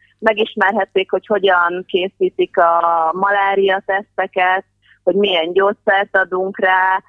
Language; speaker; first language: Hungarian; native; Hungarian